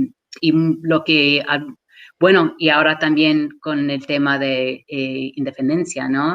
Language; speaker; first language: Spanish; non-native, fluent; English